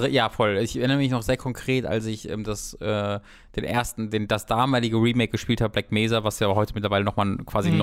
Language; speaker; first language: German; native; German